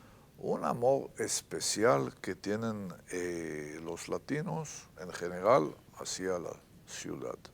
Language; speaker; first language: Spanish; non-native, fluent; Hebrew